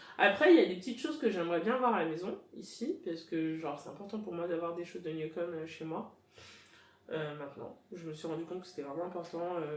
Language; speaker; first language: French; early bilingual, other home language; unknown